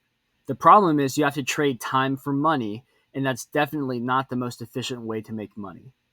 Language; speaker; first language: English; native; English